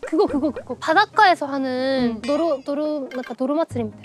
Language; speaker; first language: Korean; non-native, fluent; Japanese